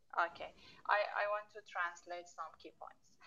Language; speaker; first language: English; non-native, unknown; Persian